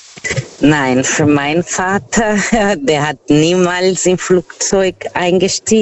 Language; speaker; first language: German; non-native, learner; Portuguese